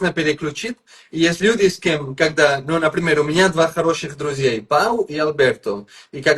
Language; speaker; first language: Russian; non-native, fluent; Catalan